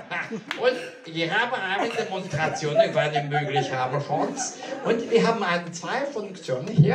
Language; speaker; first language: German; non-native, learner; Polish